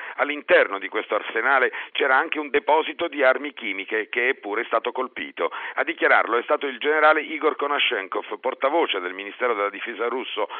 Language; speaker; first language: Italian; native; Italian